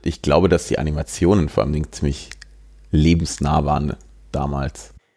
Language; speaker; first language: German; native; German